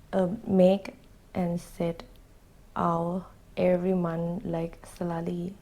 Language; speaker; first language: English; non-native, learner; Thai